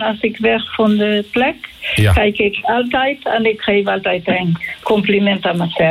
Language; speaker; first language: Dutch; non-native, learner; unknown